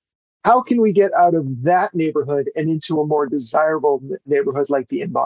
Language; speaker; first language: English; native; English